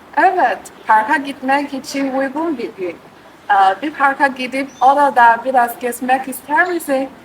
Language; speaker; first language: Turkish; non-native, fluent; Chinese